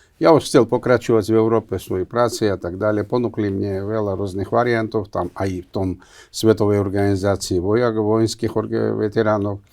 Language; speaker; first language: Slovak; non-native, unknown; Georgian